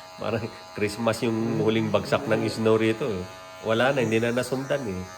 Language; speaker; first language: Filipino; non-native, local second language; Iloko